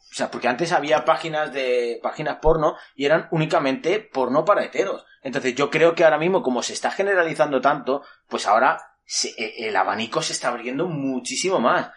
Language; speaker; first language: Spanish; native; Spanish